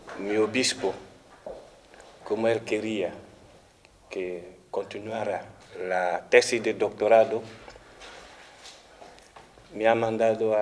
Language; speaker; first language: Spanish; non-native, fluent; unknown